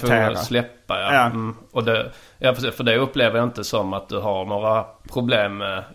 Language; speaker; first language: Swedish; native; Swedish